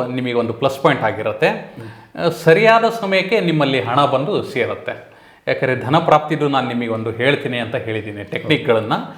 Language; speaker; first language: Kannada; native; Kannada